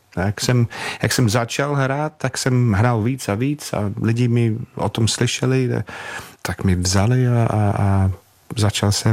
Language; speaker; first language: Czech; non-native, fluent; English